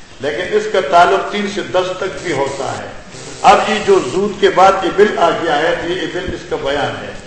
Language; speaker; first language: Urdu; non-native, local second language; Pashto